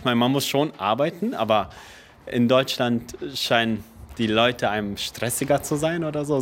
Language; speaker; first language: German; early bilingual, other home language; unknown